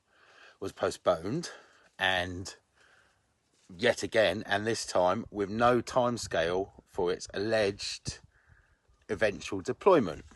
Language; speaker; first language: English; native; English